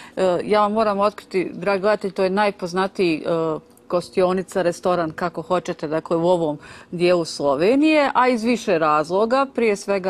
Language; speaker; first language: Serbian; native; Serbian